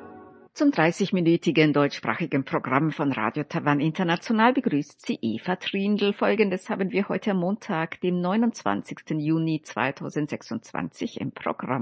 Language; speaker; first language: German; native; German